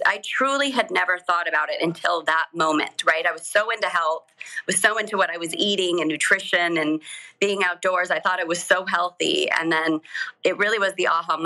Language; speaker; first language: English; native; English